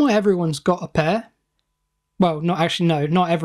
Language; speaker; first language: English; native; English